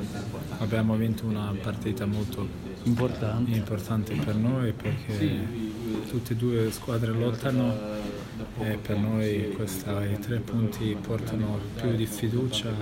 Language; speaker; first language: Italian; non-native, fluent; Bosnian